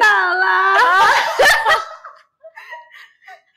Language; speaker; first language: Chinese; non-native, learner; Thai